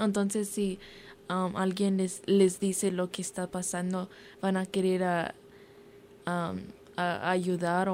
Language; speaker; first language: Spanish; early bilingual, heritage; Spanish